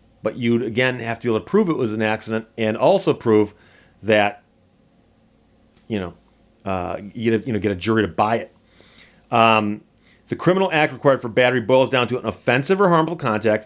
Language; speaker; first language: English; native; English